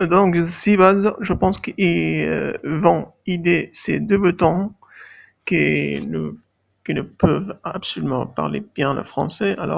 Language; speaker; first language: French; non-native, fluent; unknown